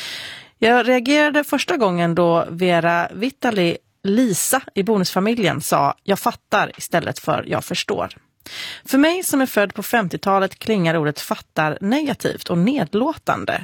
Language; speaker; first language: Swedish; native; Swedish